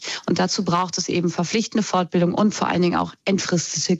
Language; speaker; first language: German; native; German